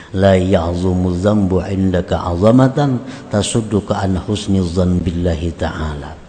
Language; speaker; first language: Indonesian; non-native, local second language; Banjar